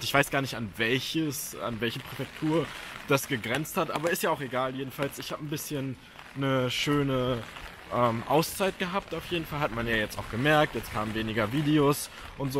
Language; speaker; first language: German; native; German